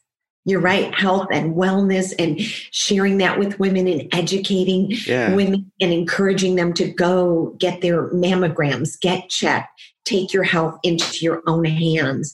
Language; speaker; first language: English; native; English